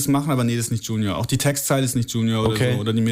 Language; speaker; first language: German; native; German